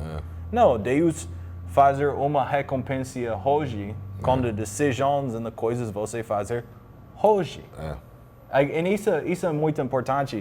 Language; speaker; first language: Portuguese; non-native, learner; English